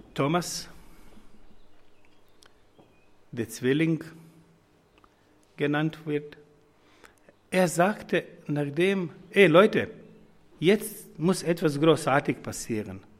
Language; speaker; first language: German; non-native, fluent; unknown